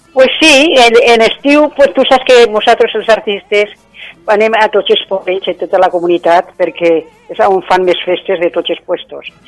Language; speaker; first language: Catalan; native; Catalan